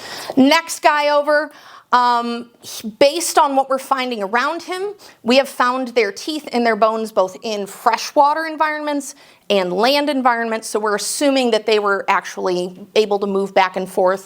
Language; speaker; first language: English; native; English